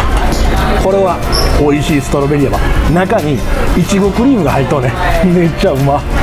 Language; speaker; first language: Japanese; native; Japanese